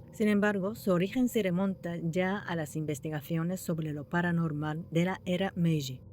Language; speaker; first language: Spanish; non-native, fluent; Japanese